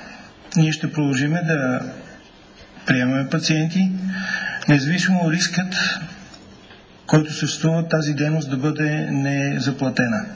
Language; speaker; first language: Bulgarian; native; Bulgarian